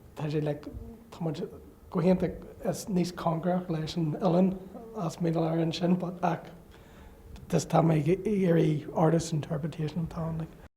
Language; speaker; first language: Irish; non-native, local second language; English